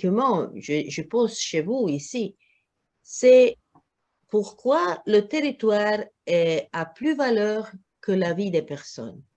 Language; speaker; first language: French; non-native, learner; Croatian